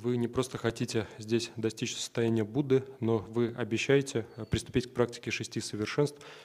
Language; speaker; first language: Russian; native; Russian